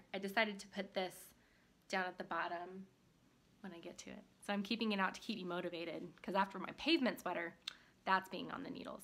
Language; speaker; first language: English; native; English